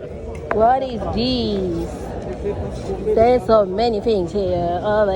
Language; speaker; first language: English; non-native, fluent; French